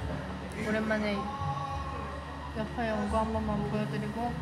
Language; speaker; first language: Korean; non-native, fluent; Chinese